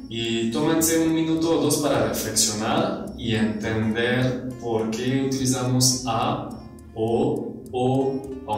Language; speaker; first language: Spanish; non-native, fluent; French